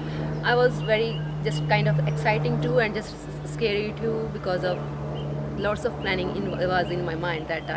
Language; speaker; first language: English; non-native, learner; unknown